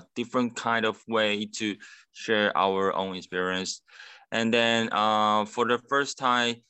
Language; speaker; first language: English; non-native, fluent; Chinese